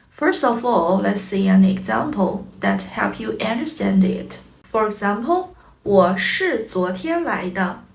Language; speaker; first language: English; non-native, fluent; Chinese